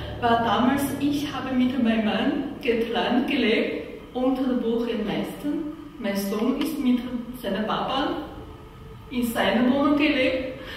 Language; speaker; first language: German; non-native, learner; Chinese